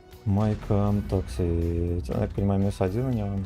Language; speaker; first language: Russian; native; Russian